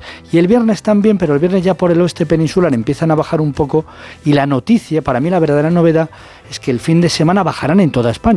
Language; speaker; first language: Spanish; native; Spanish